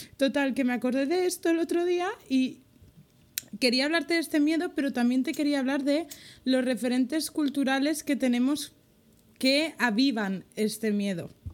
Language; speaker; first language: Spanish; native; Spanish